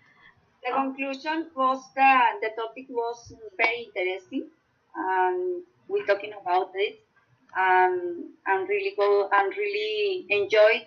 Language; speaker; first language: English; non-native, learner; Spanish